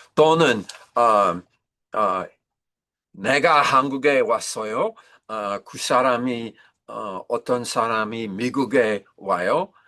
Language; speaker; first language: Korean; non-native, learner; English